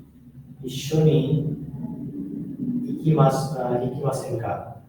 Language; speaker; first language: Japanese; non-native, learner; Bangla